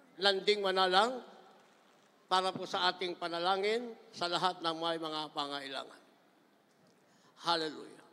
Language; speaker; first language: Filipino; native; Filipino